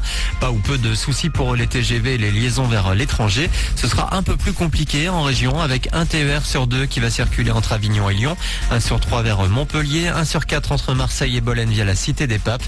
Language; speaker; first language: French; native; French